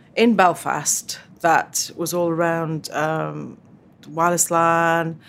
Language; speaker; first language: English; native; English